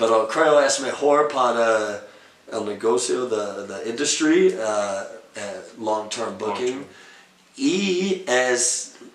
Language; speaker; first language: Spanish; non-native, learner; English